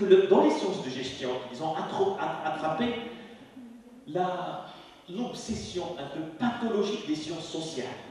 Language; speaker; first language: French; non-native, local second language; Arabic